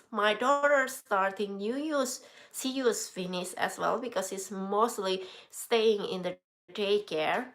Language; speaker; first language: English; non-native, learner; Indonesian